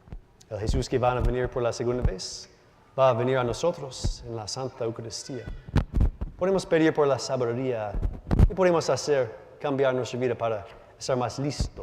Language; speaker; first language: Spanish; non-native, learner; English